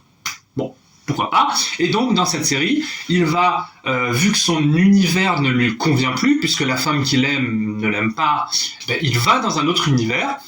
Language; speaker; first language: French; native; French